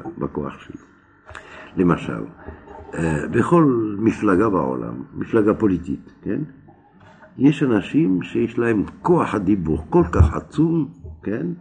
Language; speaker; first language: Hebrew; non-native, fluent; French